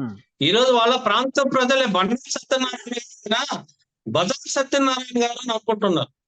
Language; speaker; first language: Telugu; native; Telugu